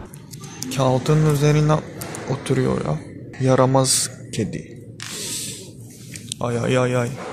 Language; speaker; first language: Turkish; non-native, fluent; Japanese